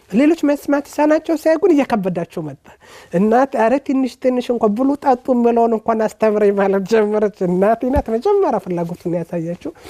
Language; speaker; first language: Amharic; native; Amharic